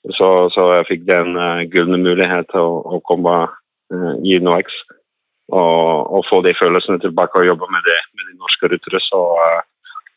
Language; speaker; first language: Norwegian; non-native, fluent; Dutch